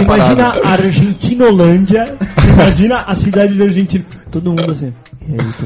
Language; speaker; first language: Portuguese; native; Portuguese